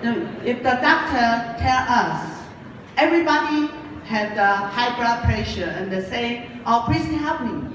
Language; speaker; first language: English; non-native, learner; Japanese